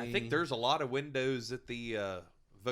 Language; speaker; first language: English; native; English